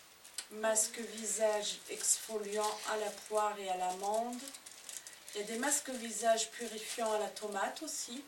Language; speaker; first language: French; native; French